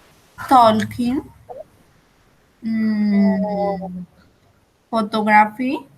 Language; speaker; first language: English; non-native, learner; Spanish